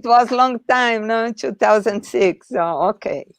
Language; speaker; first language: English; non-native, learner; Portuguese